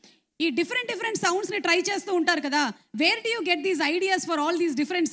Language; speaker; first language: Telugu; native; Telugu